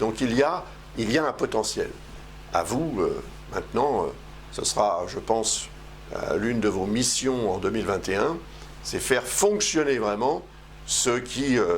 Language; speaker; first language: French; native; French